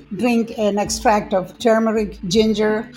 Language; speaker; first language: English; non-native, local second language; Malayalam